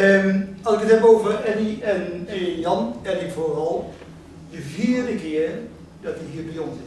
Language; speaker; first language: Dutch; native; Dutch